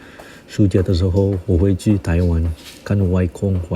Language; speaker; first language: Chinese; non-native, fluent; Indonesian